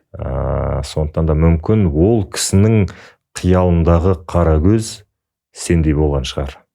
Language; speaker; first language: Kazakh; native; Kazakh